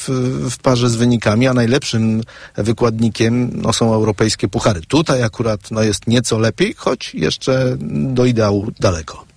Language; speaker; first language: Polish; native; Polish